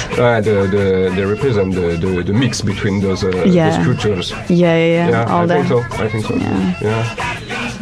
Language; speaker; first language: English; non-native, learner; French